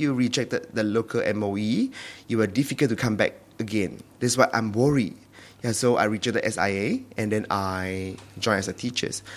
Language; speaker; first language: English; non-native, local second language; Chinese